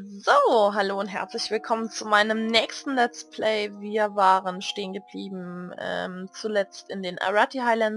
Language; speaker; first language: German; native; German